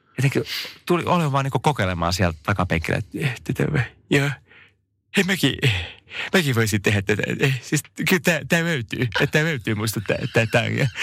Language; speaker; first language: Finnish; non-native, local second language; Swedish